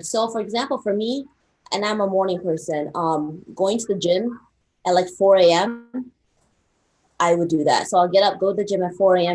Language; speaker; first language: English; early bilingual, other home language; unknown